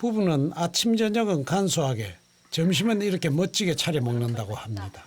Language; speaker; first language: Korean; native; Korean